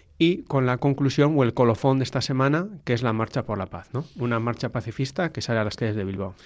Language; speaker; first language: Spanish; native; Spanish